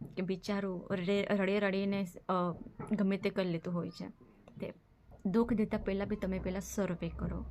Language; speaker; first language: Gujarati; non-native, local second language; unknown